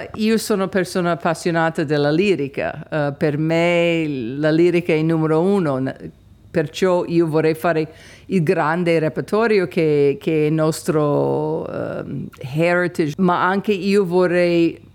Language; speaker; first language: Italian; non-native, fluent; English